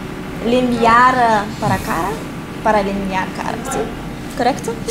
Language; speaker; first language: Spanish; non-native, learner; Lithuanian